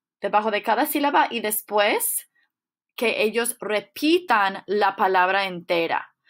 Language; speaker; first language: Spanish; non-native, fluent; English